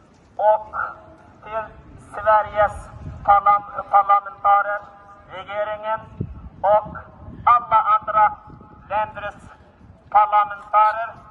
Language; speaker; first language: Swedish; non-native, learner; Uyghur